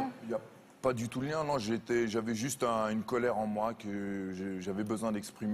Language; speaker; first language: French; native; French